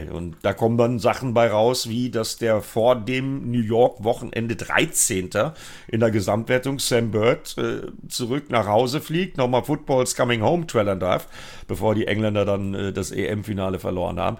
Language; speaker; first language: German; native; German